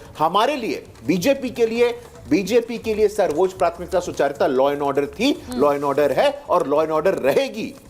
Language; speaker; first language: Hindi; native; Hindi